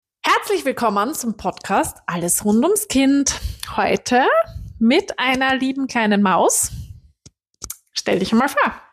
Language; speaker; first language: German; native; German